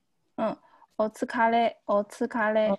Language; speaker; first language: Japanese; non-native, fluent; Chinese